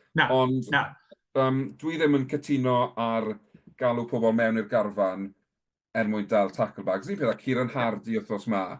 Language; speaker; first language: Welsh; native; Welsh